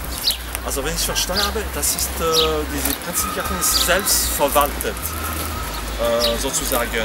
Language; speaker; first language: German; non-native, fluent; French